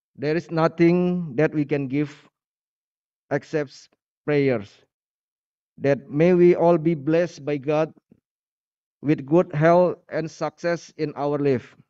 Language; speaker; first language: English; non-native, learner; Indonesian